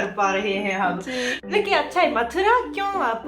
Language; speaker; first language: Hindi; non-native, fluent; Japanese